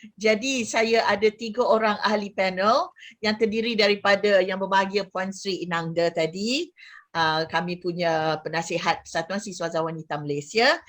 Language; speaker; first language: Malay; native; Malay